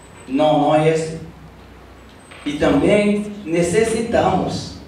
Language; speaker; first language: Portuguese; non-native, learner; Haitian Creole